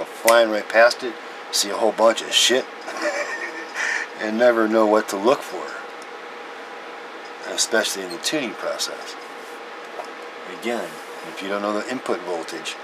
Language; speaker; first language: English; native; English